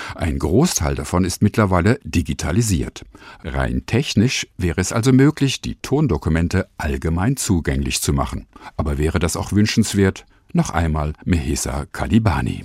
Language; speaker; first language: German; native; German